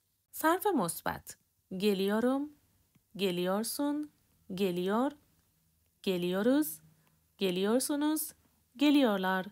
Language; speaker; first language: Turkish; non-native, fluent; Persian